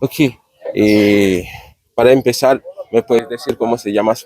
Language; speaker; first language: Spanish; non-native, fluent; Haitian Creole